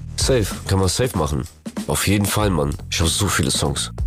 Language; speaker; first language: German; early bilingual, other home language; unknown